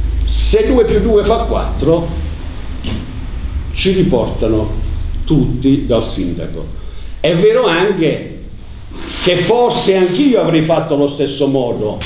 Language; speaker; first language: Italian; native; Italian